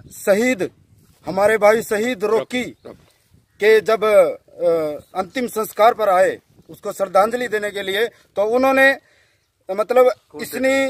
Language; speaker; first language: Hindi; native; Hindi